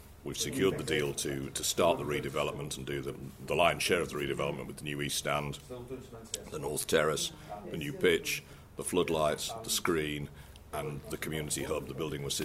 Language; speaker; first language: English; native; English